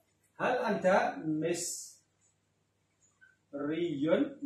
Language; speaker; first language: Arabic; non-native, fluent; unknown